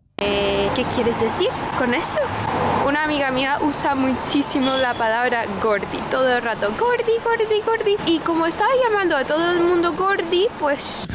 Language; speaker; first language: Spanish; non-native, fluent; English